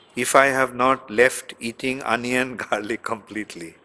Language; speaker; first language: English; non-native, local second language; Bangla